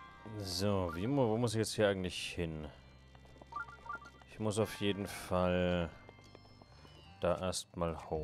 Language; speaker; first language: German; native; German